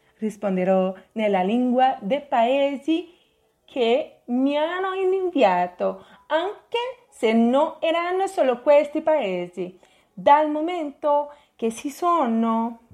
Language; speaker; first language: Italian; non-native, fluent; Portuguese